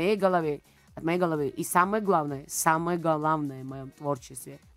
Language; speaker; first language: Russian; non-native, fluent; Georgian